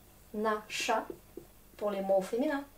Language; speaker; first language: French; non-native, fluent; Russian